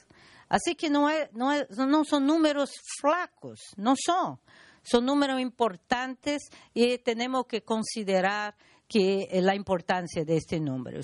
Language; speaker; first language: Spanish; non-native, learner; Portuguese